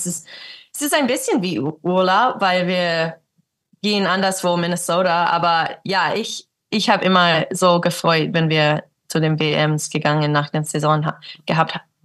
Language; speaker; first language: German; early bilingual, heritage; English